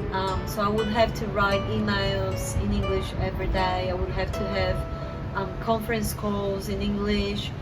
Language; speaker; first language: English; non-native, fluent; Portuguese